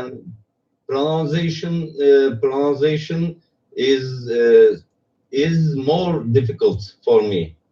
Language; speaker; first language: English; non-native, learner; Turkish